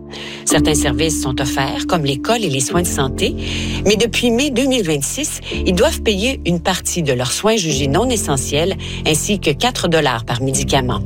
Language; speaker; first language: French; native; French